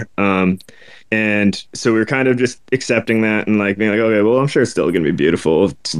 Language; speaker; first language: English; native; English